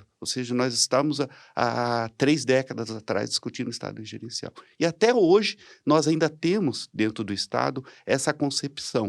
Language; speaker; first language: Portuguese; native; Portuguese